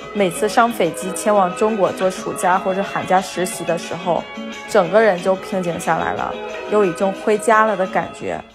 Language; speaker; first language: Chinese; non-native, fluent; English